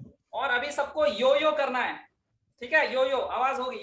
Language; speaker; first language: Hindi; native; Hindi